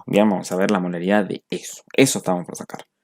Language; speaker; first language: Spanish; native; Spanish